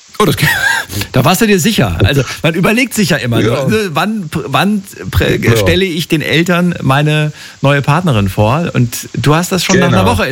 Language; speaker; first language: German; native; German